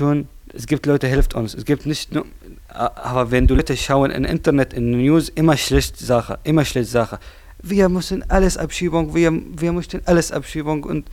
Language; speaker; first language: German; non-native, learner; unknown